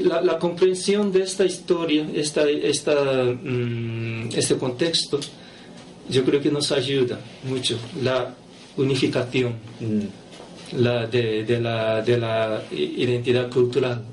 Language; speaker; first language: Spanish; non-native, fluent; Japanese